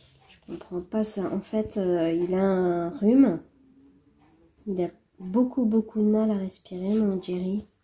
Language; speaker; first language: French; native; French